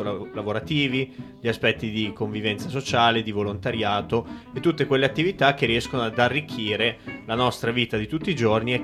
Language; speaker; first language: Italian; native; Italian